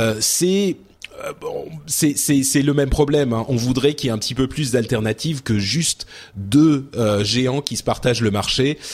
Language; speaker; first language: French; early bilingual, other home language; Arabic